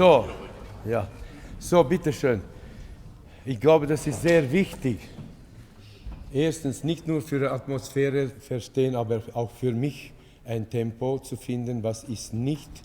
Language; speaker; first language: German; non-native, fluent; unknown